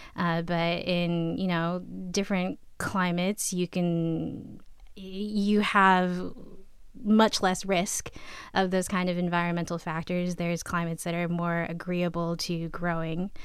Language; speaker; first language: English; native; English